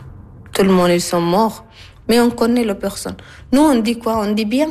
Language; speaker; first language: French; non-native, learner; Arabic